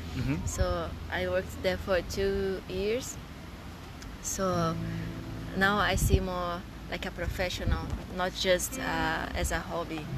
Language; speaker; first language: English; non-native, learner; Portuguese